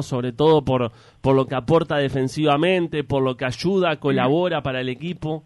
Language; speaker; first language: Spanish; native; Spanish